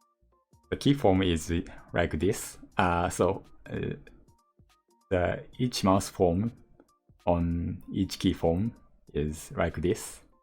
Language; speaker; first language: English; non-native, learner; Japanese